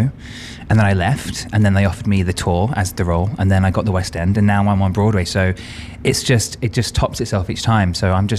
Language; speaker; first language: English; native; English